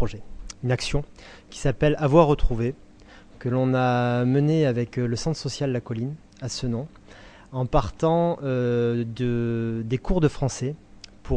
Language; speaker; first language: French; native; French